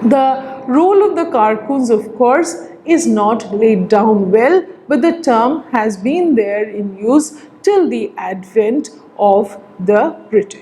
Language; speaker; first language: English; non-native, local second language; Bangla